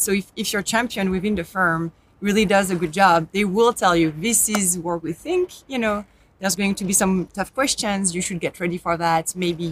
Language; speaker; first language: English; non-native, fluent; French